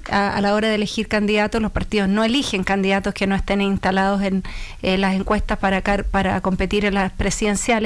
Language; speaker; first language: Spanish; native; Spanish